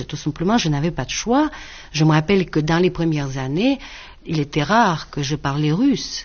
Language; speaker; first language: French; non-native, fluent; Russian